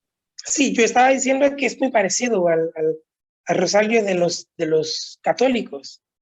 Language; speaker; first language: Spanish; non-native, local second language; Haitian Creole